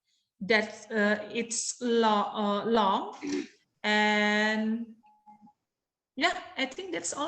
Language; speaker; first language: English; non-native, learner; Indonesian